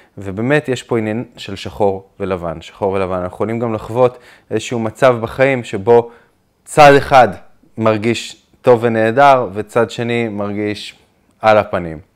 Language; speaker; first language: Hebrew; native; Hebrew